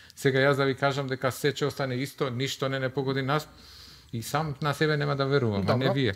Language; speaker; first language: Macedonian; non-native, local second language; Albanian